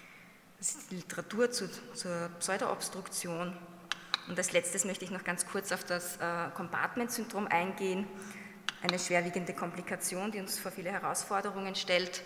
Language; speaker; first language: German; native; German